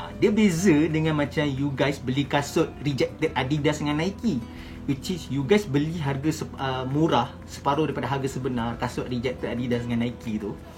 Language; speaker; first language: Malay; native; Malay